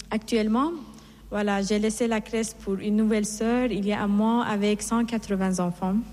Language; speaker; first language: French; non-native, fluent; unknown